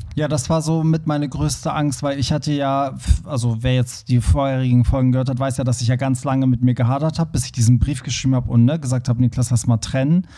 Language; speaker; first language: German; early bilingual, other home language; Persian